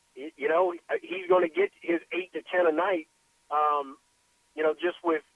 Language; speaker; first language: English; native; English